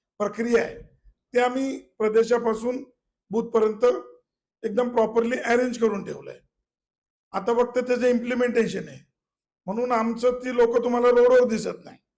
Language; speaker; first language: Marathi; non-native, local second language; Malayalam